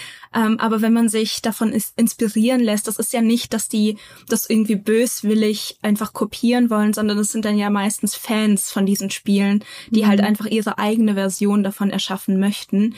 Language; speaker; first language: German; native; German